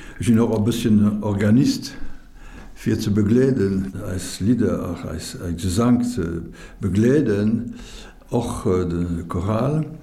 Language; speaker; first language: Luxembourgish; non-native, fluent; French